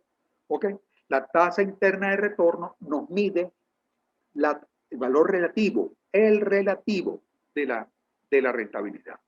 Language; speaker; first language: Spanish; native; Spanish